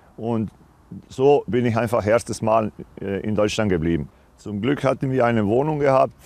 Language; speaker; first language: German; non-native, fluent; Croatian